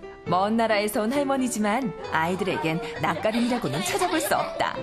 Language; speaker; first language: Korean; native; Korean